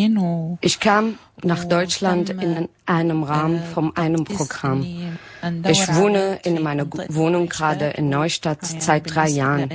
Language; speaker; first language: German; non-native, learner; Arabic